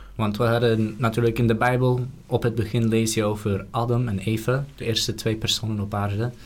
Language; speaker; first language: Dutch; non-native, fluent; English